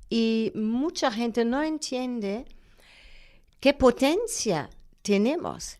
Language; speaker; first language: Spanish; non-native, fluent; German